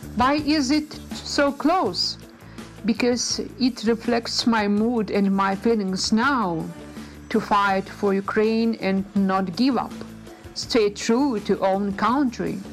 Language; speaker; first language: English; non-native, fluent; Ukrainian